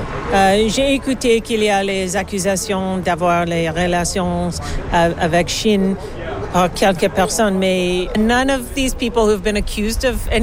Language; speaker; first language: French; non-native, learner; English